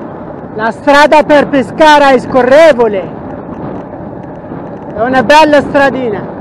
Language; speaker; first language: Italian; non-native, fluent; Arabic